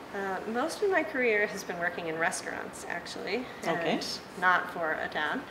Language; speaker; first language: English; native; English